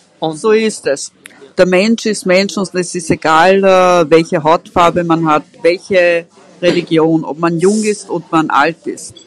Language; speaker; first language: German; native; German